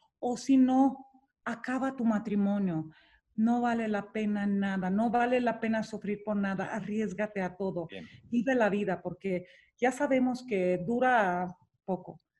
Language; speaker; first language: Spanish; non-native, fluent; Romanian